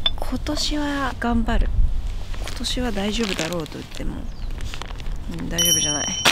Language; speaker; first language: Japanese; native; Japanese